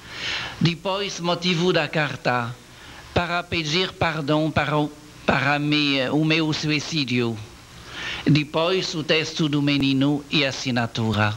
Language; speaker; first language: Portuguese; non-native, learner; French